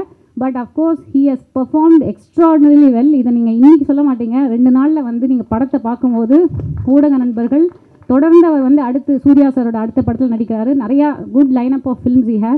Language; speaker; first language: Tamil; native; Tamil